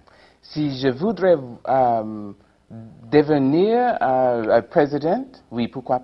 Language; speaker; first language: French; non-native, learner; English